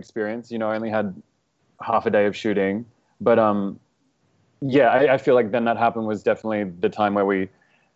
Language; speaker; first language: English; native; English